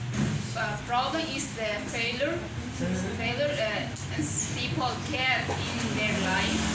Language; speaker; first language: English; non-native, learner; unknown